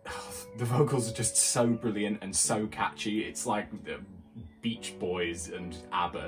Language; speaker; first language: English; native; English